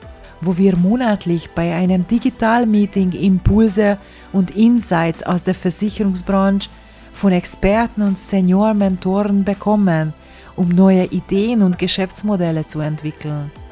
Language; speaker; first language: German; non-native, fluent; Hungarian